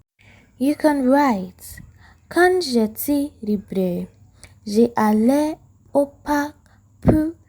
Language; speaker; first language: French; non-native, fluent; English